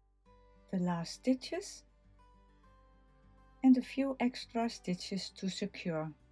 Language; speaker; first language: English; non-native, fluent; Dutch